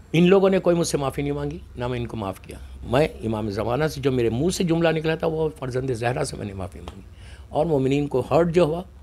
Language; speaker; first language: Hindi; native; Hindi